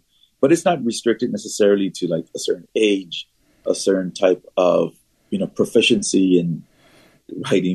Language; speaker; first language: English; native; English